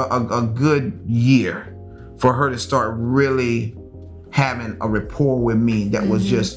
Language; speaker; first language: English; native; English